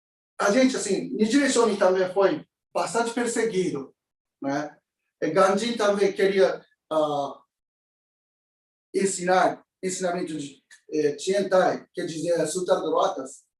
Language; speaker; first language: Portuguese; non-native, learner; Japanese